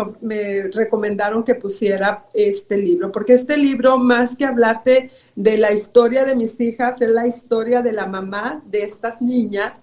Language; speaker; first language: Spanish; native; Spanish